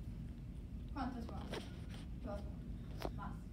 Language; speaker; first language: Spanish; non-native, learner; English